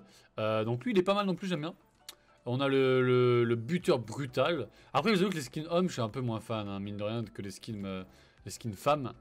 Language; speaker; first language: French; native; French